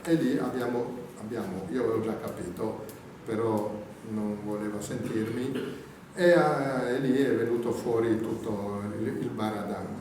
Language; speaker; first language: Italian; native; Italian